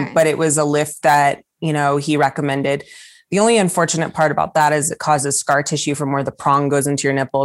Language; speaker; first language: English; native; English